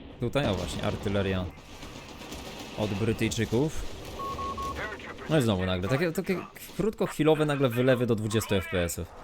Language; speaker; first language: Polish; native; Polish